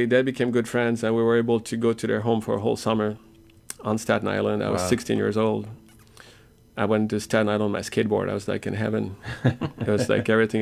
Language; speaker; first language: English; non-native, fluent; French